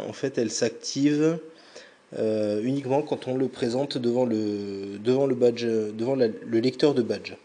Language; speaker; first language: French; native; French